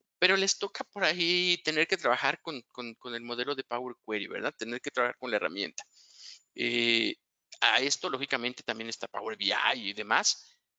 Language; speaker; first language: Spanish; native; Spanish